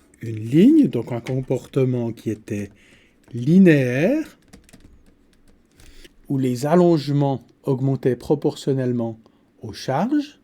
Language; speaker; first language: French; native; French